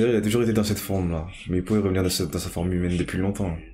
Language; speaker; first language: French; native; French